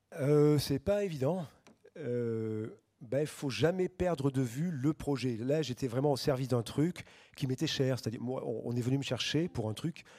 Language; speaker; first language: French; native; French